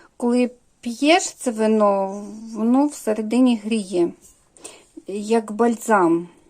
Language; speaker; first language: Ukrainian; native; Ukrainian